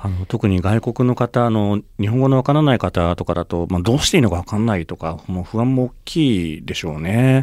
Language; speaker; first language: Japanese; native; Japanese